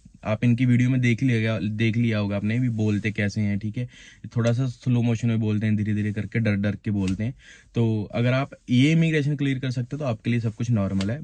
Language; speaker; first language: Hindi; native; Hindi